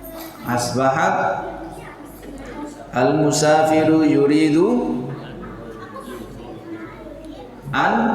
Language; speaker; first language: Arabic; non-native, fluent; Indonesian